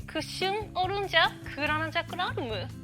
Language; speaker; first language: Turkish; non-native, learner; Japanese